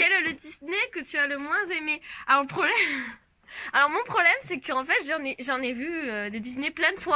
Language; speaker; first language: French; native; French